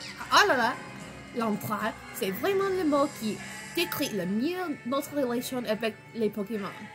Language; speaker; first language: French; non-native, fluent; English